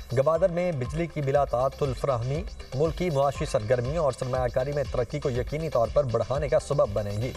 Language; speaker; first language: Urdu; native; Urdu